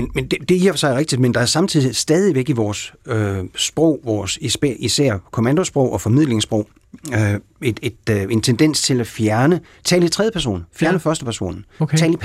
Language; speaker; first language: Danish; native; Danish